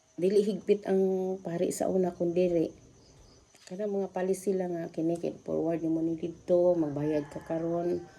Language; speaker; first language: Cebuano; native; Cebuano